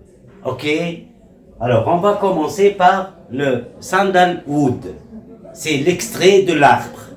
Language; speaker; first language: French; non-native, local second language; Arabic